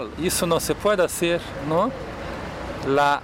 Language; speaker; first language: Spanish; non-native, fluent; Portuguese